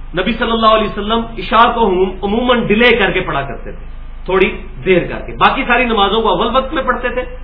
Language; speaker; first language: Urdu; non-native, local second language; Punjabi